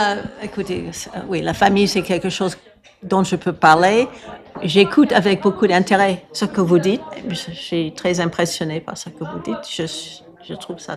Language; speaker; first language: French; non-native, fluent; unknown